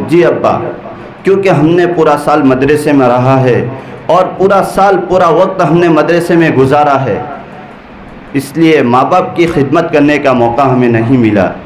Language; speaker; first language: Urdu; non-native, local second language; Gujarati